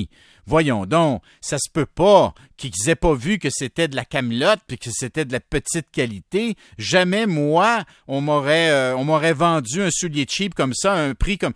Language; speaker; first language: French; native; French